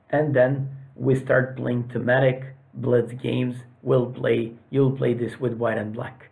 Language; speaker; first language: English; non-native, fluent; Serbian